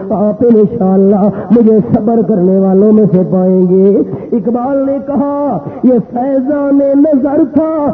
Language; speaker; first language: Urdu; non-native, local second language; Pashto